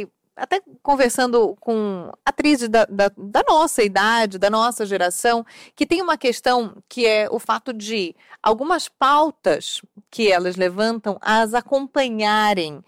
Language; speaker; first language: Portuguese; native; Portuguese